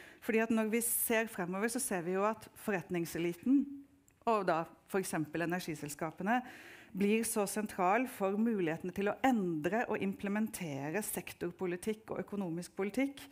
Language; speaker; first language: Norwegian; native; Norwegian